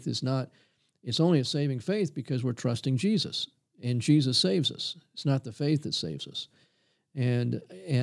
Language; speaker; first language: English; native; English